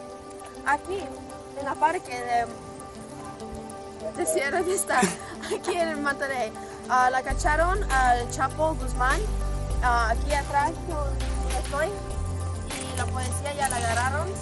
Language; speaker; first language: Spanish; early bilingual, heritage; Spanish